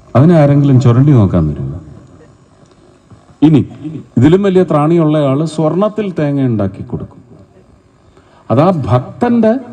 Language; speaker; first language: Malayalam; native; Malayalam